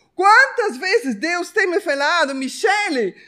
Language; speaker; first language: Portuguese; non-native, fluent; Spanish